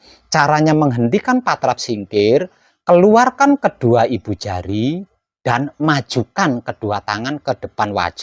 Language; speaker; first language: Indonesian; non-native, local second language; Javanese